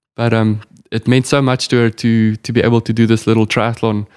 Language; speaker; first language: English; non-native, local second language; Afrikaans